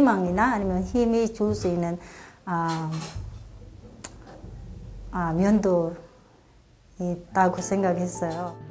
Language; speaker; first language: Korean; non-native, fluent; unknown